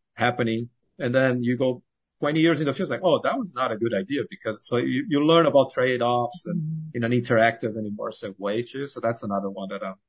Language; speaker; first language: English; non-native, fluent; Portuguese